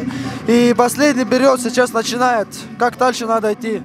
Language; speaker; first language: Russian; non-native, learner; Estonian